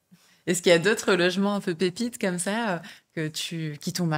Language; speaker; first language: French; native; French